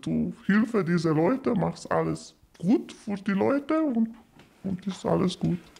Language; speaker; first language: German; non-native, learner; Romanian